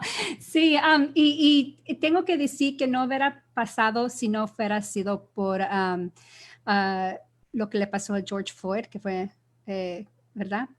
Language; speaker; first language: Spanish; early bilingual, other home language; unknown